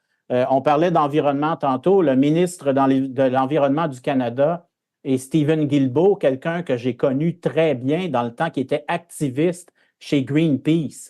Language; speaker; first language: French; native; French